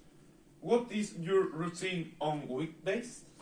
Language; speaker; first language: English; non-native, learner; Spanish